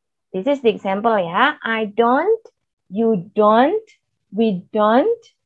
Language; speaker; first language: English; non-native, fluent; Indonesian